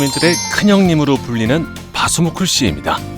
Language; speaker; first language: Korean; native; Korean